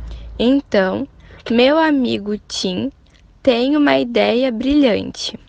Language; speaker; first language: Portuguese; non-native, learner; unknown